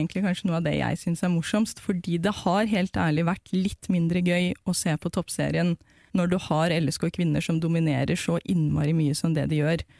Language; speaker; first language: Norwegian; native; Norwegian